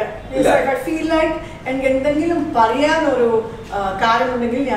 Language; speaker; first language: Malayalam; non-native, fluent; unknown